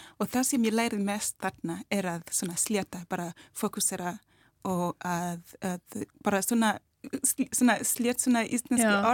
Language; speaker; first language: Icelandic; non-native, learner; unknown